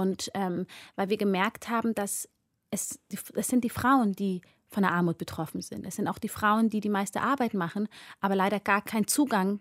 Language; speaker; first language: German; early bilingual, other home language; Amharic